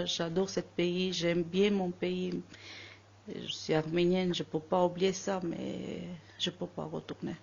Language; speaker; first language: French; non-native, learner; Armenian